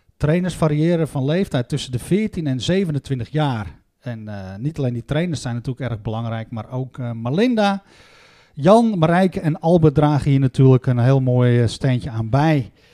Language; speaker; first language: Dutch; native; Dutch